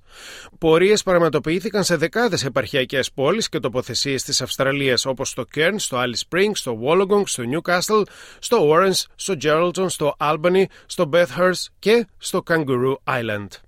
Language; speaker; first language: Greek; native; Greek